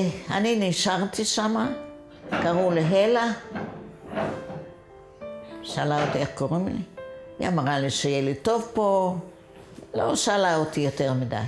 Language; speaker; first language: Hebrew; non-native, fluent; Yiddish